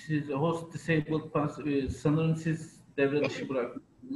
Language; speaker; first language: Turkish; native; Turkish